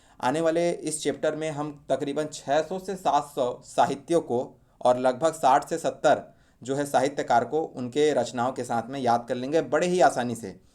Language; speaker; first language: Hindi; native; Hindi